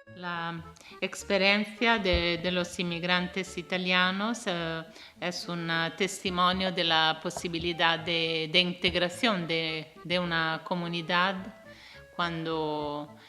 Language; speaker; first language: Spanish; non-native, fluent; Italian